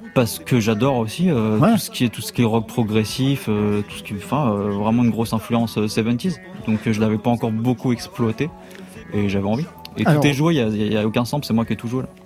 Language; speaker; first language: French; native; French